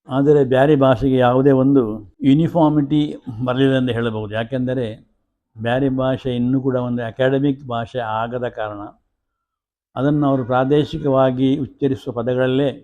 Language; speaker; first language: Kannada; non-native, local second language; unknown